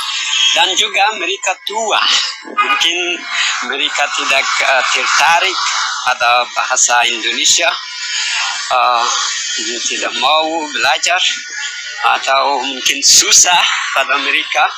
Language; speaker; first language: Indonesian; non-native, learner; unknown